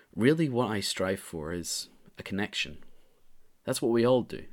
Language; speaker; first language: English; native; English